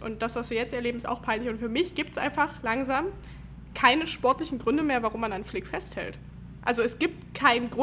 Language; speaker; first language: German; native; German